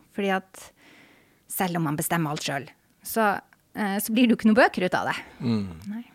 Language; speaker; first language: Norwegian; native; Norwegian